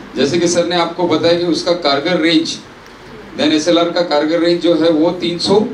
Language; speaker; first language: Hindi; non-native, local second language; Marathi